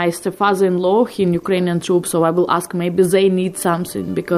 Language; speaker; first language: English; non-native, learner; Ukrainian